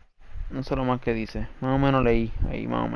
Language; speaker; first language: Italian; non-native, learner; Spanish